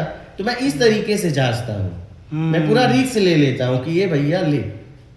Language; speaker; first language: Hindi; native; Hindi